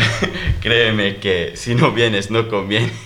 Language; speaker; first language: Spanish; non-native, learner; English